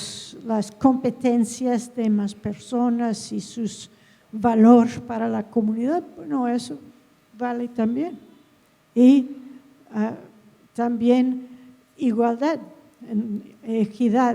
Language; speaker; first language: Spanish; non-native, fluent; English